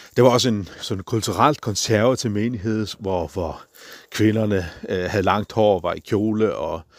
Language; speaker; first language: Danish; non-native, local second language; Faroese